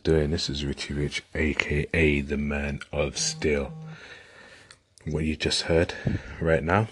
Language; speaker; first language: English; native; English